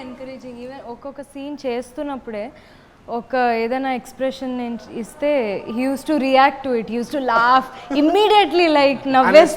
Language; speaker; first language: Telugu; non-native, fluent; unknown